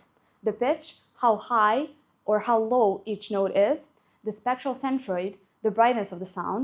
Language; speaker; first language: English; non-native, fluent; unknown